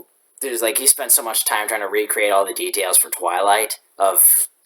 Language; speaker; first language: English; native; English